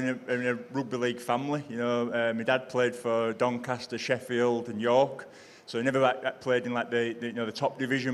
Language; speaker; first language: English; native; English